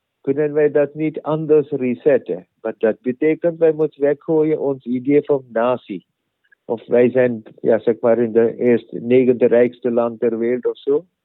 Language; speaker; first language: Dutch; non-native, learner; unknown